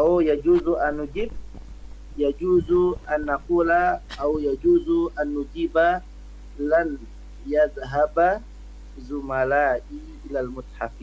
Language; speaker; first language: Arabic; non-native, fluent; Indonesian